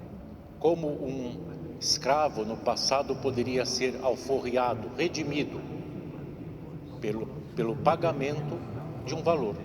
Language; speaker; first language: Portuguese; native; Portuguese